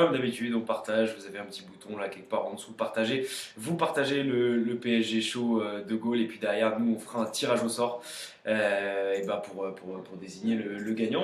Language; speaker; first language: French; native; French